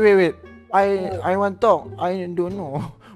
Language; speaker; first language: English; non-native, learner; Malay